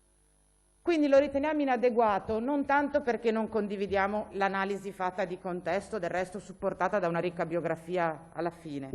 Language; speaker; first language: Italian; native; Italian